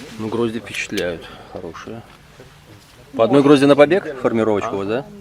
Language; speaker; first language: Russian; native; Russian